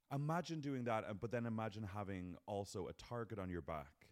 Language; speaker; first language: English; native; English